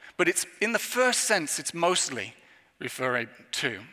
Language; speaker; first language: English; native; English